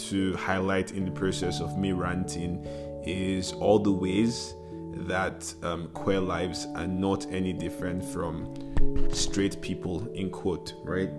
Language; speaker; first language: English; non-native, local second language; Yoruba